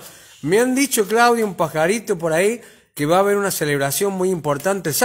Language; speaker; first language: Spanish; native; Spanish